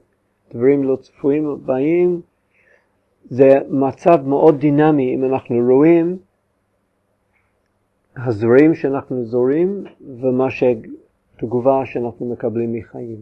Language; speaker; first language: Hebrew; non-native, fluent; English